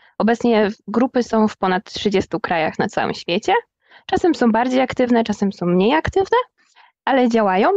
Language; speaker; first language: Polish; native; Polish